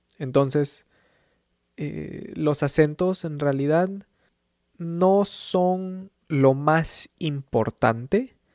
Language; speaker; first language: Spanish; native; Spanish